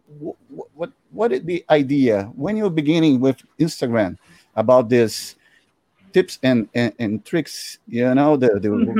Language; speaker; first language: English; non-native, learner; Portuguese